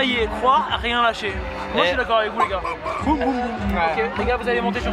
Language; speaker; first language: French; native; French